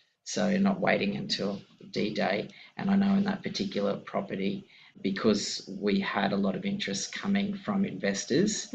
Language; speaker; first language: English; native; English